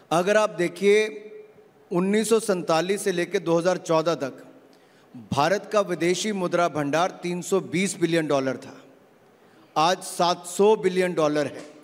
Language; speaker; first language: Hindi; native; Hindi